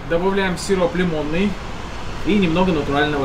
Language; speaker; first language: Russian; native; Russian